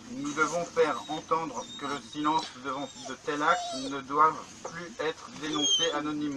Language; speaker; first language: French; native; French